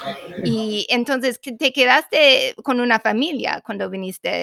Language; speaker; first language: Spanish; non-native, fluent; English